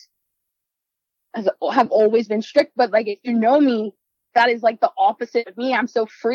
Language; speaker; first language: English; non-native, local second language; Spanish